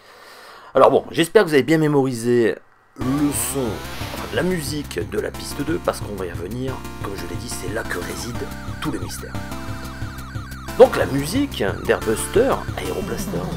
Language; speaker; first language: French; native; French